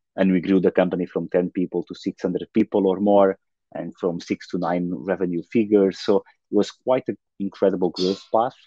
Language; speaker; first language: English; non-native, fluent; Portuguese